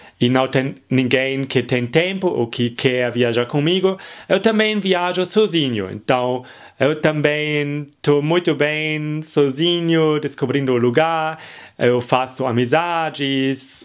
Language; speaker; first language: Portuguese; non-native, fluent; German